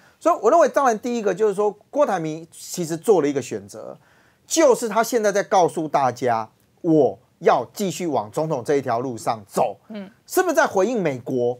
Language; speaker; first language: Chinese; native; Chinese